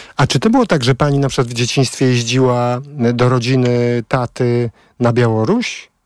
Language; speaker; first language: Polish; native; Polish